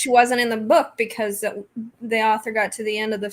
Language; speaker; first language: English; native; English